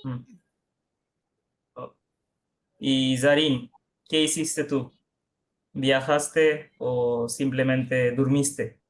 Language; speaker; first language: Spanish; non-native, fluent; Bangla